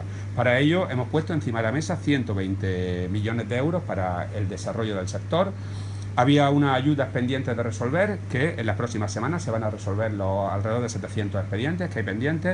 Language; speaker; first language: Spanish; native; Spanish